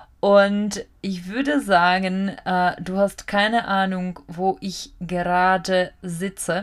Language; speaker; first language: German; non-native, fluent; Czech